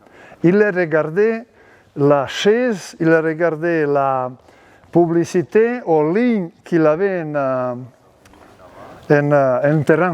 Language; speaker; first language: French; non-native, learner; Serbian